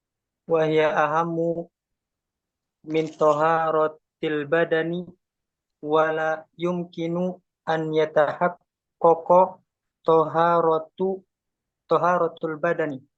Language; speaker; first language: Arabic; non-native, learner; Indonesian